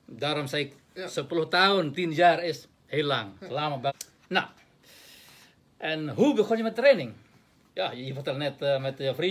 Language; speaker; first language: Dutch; non-native, learner; Indonesian